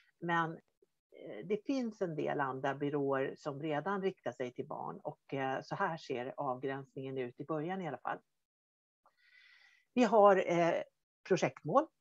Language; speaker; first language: Swedish; native; Swedish